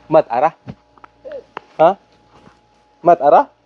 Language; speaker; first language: Korean; non-native, learner; Cebuano